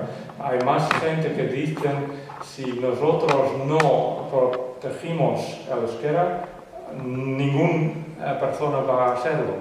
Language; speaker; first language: Spanish; non-native, fluent; Western Frisian